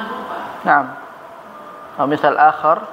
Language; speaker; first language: Arabic; non-native, fluent; Indonesian